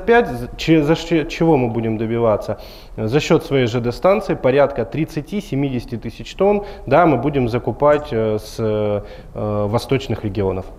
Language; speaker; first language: Russian; native; Russian